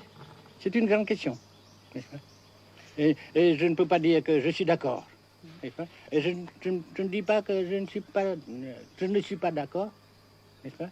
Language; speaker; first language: French; non-native, fluent; Vietnamese